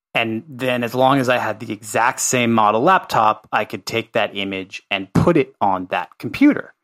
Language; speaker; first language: English; native; English